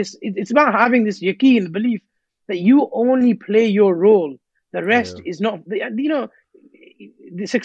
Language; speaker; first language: English; native; English